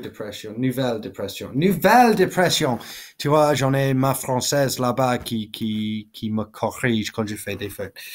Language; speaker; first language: French; non-native, learner; English